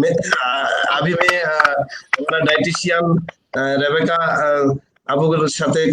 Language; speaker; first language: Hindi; non-native, learner; Bangla